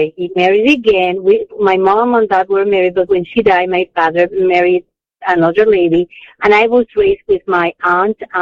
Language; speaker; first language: English; non-native, fluent; Spanish